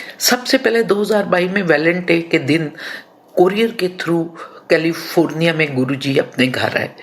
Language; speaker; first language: Hindi; non-native, local second language; Punjabi